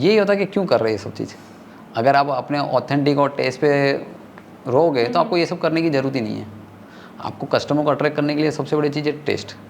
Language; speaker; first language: Hindi; non-native, local second language; Tamil